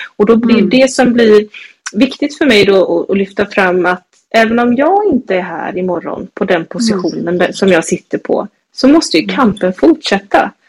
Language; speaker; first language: Swedish; native; Swedish